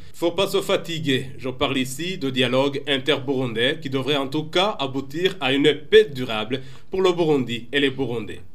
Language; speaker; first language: French; non-native, local second language; Rundi